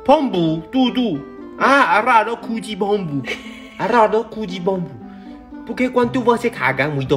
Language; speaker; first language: Portuguese; non-native, learner; Chinese